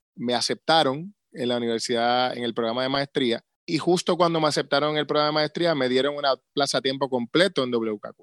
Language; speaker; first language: Spanish; native; Spanish